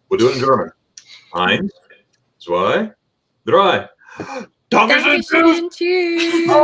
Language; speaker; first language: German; non-native, learner; English